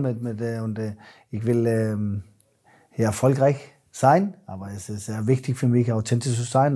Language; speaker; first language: German; non-native, learner; Danish